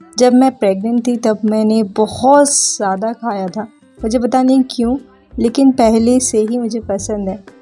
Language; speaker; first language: Hindi; native; Hindi